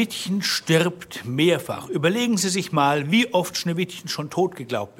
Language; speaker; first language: German; native; German